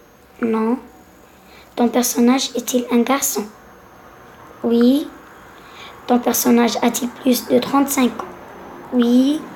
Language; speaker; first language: French; non-native, local second language; Arabic